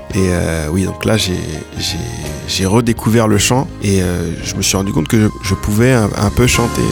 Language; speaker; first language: French; native; French